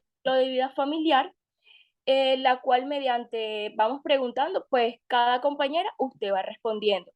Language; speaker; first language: Spanish; native; Spanish